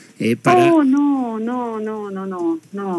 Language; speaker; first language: Spanish; non-native, learner; Russian